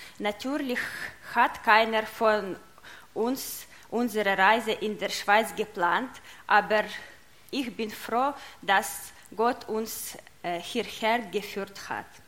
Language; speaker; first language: German; non-native, learner; Russian